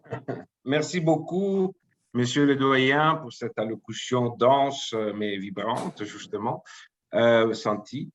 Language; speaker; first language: French; native; French